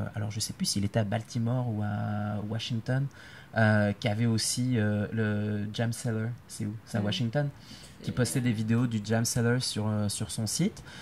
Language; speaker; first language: French; native; French